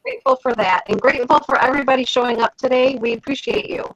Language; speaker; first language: English; native; English